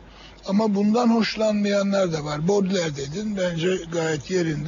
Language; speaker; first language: Turkish; native; Turkish